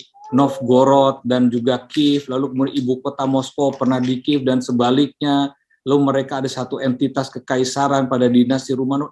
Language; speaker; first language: Indonesian; native; Indonesian